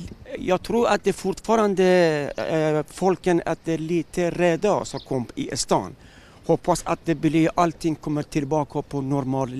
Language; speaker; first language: Swedish; non-native, learner; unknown